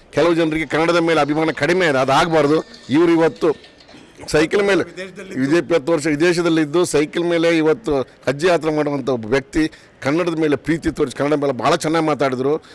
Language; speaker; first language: Kannada; non-native, local second language; Urdu